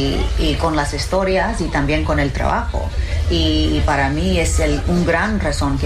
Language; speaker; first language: Spanish; early bilingual, heritage; English